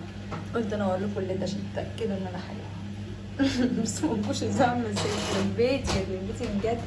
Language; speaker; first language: Arabic; native; Arabic